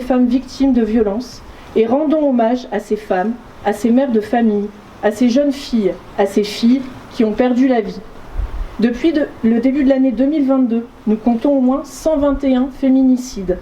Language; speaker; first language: French; native; French